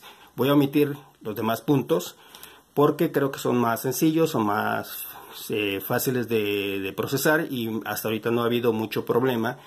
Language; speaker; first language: Spanish; native; Spanish